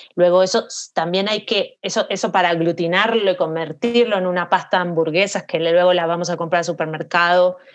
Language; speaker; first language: Spanish; native; Spanish